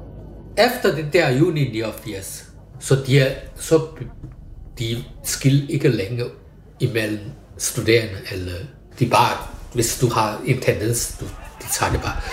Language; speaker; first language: Danish; non-native, fluent; Chinese